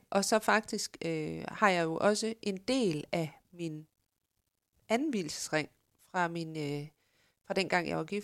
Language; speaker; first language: Danish; native; Danish